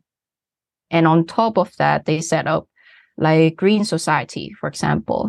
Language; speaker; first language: English; non-native, local second language; Cantonese